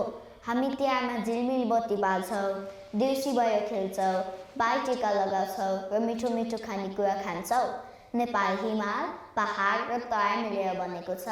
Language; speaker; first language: Nepali; early bilingual, heritage; Nepali